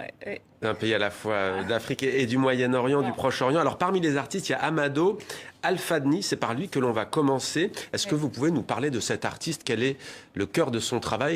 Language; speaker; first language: French; native; French